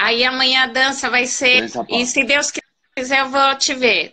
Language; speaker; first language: Portuguese; native; Portuguese